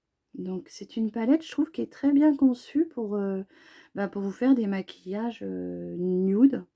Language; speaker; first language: French; native; French